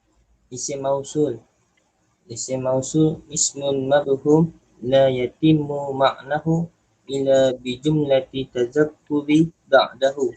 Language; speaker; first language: Arabic; non-native, learner; Malay